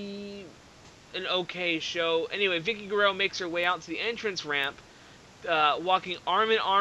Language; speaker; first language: English; native; English